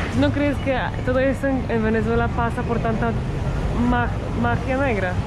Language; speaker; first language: Spanish; non-native, learner; Polish